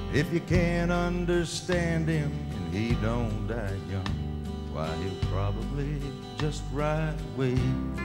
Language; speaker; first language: English; native; English